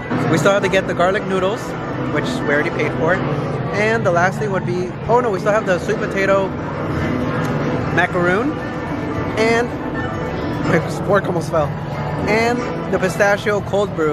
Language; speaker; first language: English; native; English